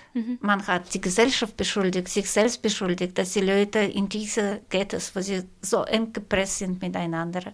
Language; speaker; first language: German; non-native, fluent; Russian